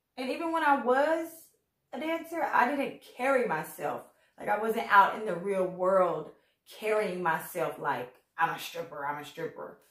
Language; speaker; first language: English; native; English